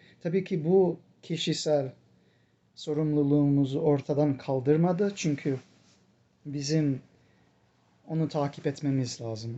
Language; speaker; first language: Turkish; non-native, fluent; English